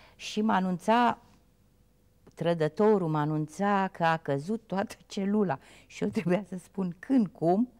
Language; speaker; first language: Romanian; native; Romanian